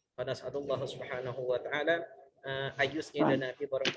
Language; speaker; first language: Arabic; non-native, fluent; Malay